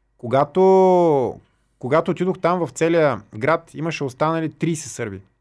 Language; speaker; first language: Bulgarian; native; Bulgarian